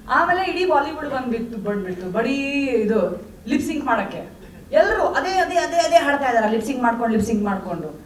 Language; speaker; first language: Kannada; non-native, local second language; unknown